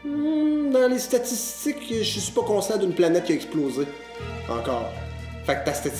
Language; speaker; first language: French; native; French